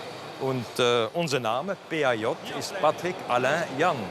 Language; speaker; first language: German; non-native, learner; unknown